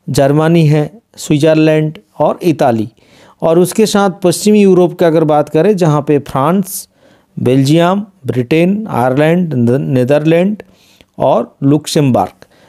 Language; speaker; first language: Hindi; non-native, local second language; Bangla